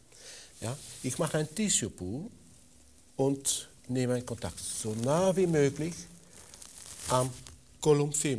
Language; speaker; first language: German; non-native, fluent; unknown